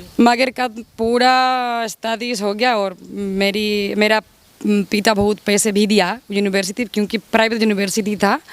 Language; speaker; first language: Hindi; non-native, learner; Spanish